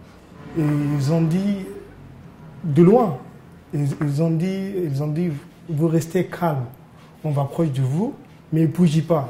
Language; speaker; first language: French; non-native, learner; Arabic